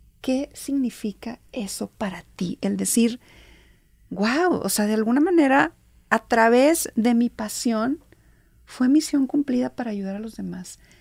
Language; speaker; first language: Spanish; native; Spanish